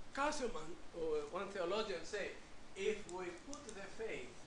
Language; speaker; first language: English; native; English